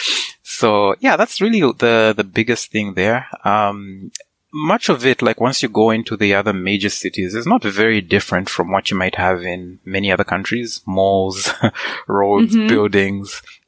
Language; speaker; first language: English; non-native, local second language; Nyanja